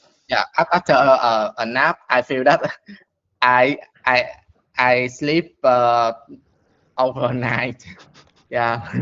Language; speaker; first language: English; non-native, learner; Vietnamese